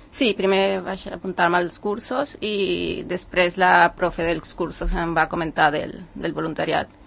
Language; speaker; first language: Catalan; non-native, learner; Spanish